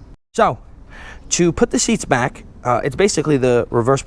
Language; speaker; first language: English; native; English